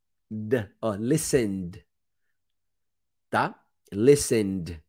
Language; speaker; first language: English; non-native, fluent; Portuguese